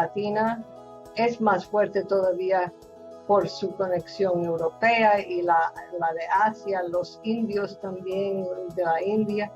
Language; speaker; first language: Spanish; non-native, fluent; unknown